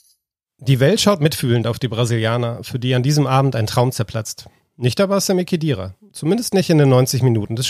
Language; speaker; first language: German; native; German